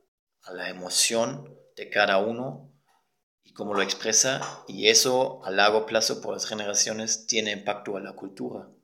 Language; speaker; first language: Spanish; non-native, fluent; German